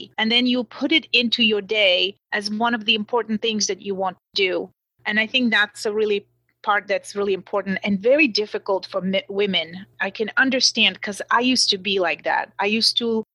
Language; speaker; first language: English; non-native, fluent; Slovak